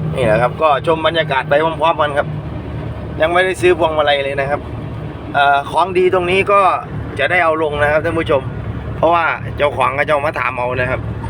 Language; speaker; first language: Thai; non-native, local second language; Northeastern Thai